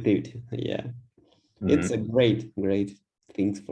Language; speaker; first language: English; non-native, learner; Russian